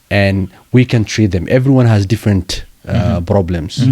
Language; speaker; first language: English; non-native, fluent; Somali